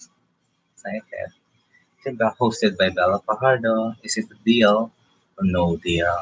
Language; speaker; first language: English; non-native, local second language; Filipino